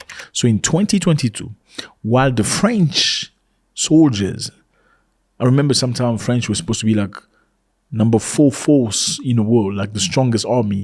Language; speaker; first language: English; non-native, fluent; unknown